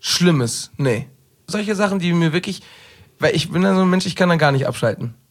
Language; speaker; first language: German; early bilingual, heritage; German